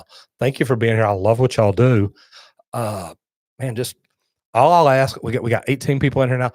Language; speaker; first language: English; native; English